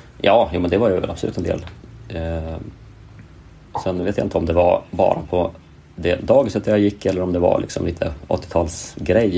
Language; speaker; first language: Swedish; native; Swedish